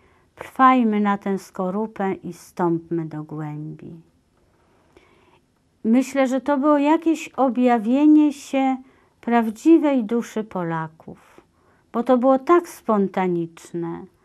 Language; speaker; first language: Polish; native; Polish